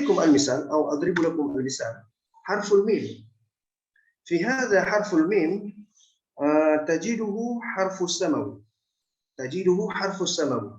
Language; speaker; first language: Arabic; non-native, fluent; Indonesian